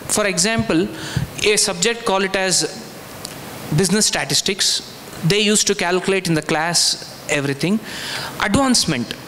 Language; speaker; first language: English; non-native, local second language; Kannada